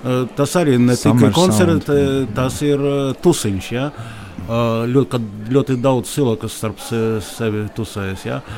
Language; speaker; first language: Latvian; non-native, local second language; Russian